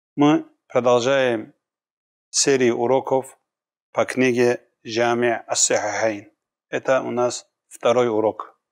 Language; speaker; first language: Russian; non-native, local second language; Kumyk